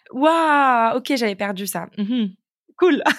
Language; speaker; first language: French; native; French